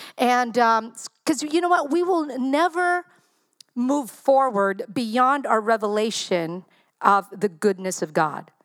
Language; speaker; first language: English; non-native, local second language; Filipino